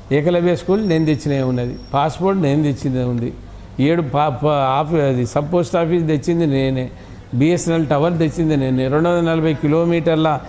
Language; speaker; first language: Telugu; non-native, local second language; Lambadi